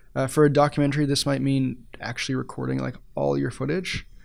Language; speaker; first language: English; native; English